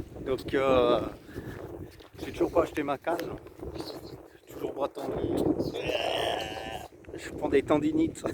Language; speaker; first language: French; native; French